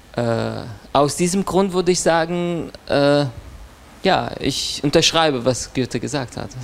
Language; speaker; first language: German; non-native, fluent; Arabic